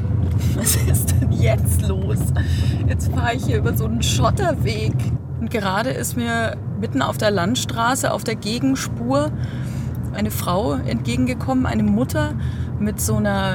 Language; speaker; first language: German; native; German